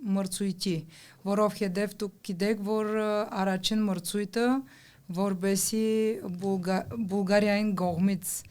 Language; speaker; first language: Armenian; early bilingual, heritage; Armenian